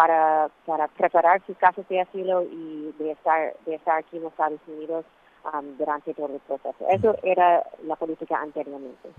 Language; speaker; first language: Spanish; non-native, fluent; English